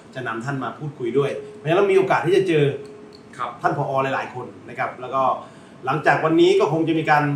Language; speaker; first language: Thai; native; Thai